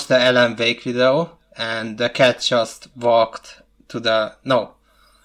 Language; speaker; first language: English; non-native, fluent; Hungarian